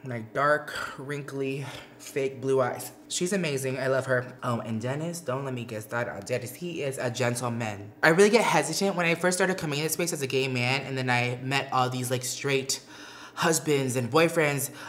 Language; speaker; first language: English; native; English